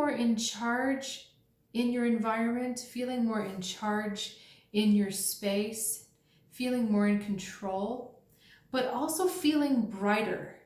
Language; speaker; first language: English; native; English